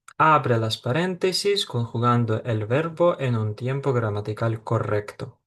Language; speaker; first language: Spanish; non-native, fluent; Ukrainian